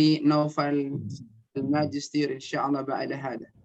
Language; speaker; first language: Arabic; non-native, fluent; Indonesian